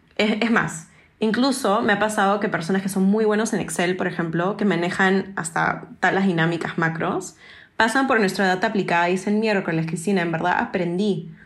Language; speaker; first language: Spanish; non-native, fluent; English